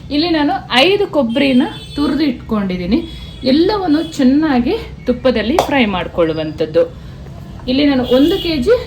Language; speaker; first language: Kannada; non-native, local second language; Kodava